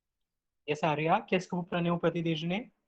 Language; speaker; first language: French; non-native, fluent; Hindi